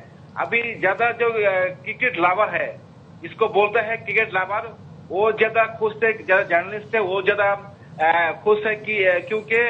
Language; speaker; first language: Hindi; non-native, learner; Bangla